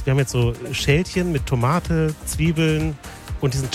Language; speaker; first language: German; native; German